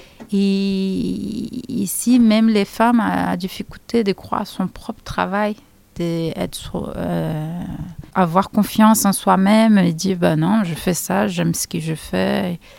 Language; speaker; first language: French; non-native, fluent; Portuguese